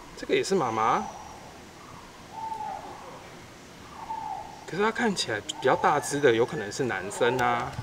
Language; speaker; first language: Chinese; native; Chinese